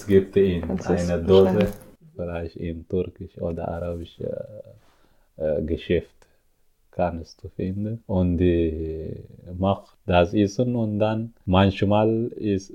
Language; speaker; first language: German; non-native, learner; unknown